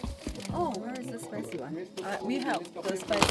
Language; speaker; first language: English; non-native, fluent; Chinese